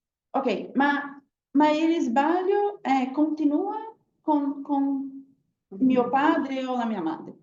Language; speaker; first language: Italian; non-native, learner; Portuguese